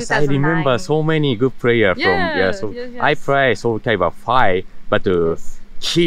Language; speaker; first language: English; non-native, learner; Japanese